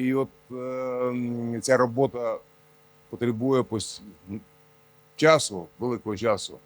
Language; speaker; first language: Ukrainian; non-native, local second language; Russian